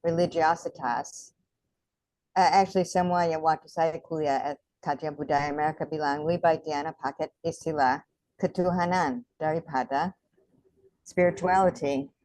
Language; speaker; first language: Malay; non-native, fluent; English